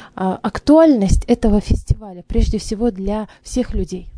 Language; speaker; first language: Russian; native; Russian